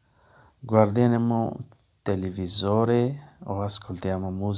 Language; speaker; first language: Italian; non-native, learner; Urdu